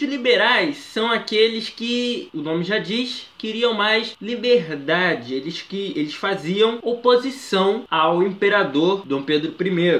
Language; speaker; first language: Portuguese; native; Portuguese